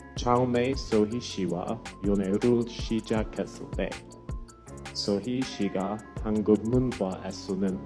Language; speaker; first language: Korean; non-native, learner; English